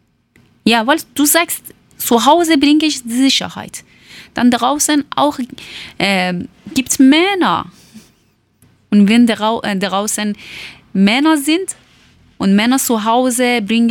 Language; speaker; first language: German; non-native, learner; Persian